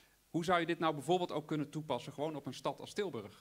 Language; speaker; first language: Dutch; native; Dutch